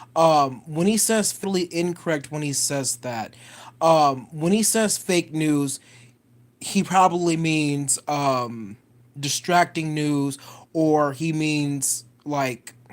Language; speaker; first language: English; native; English